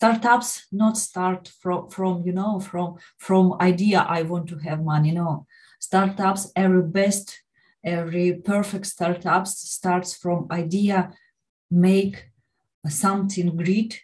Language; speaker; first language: English; non-native, learner; Ukrainian